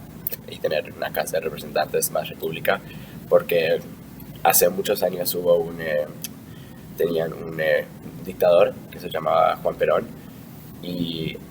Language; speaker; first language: Spanish; early bilingual, heritage; Spanish